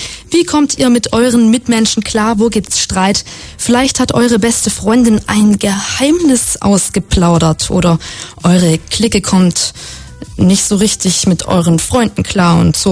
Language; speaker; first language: German; native; German